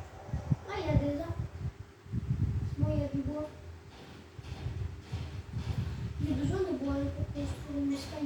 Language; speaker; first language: French; native; French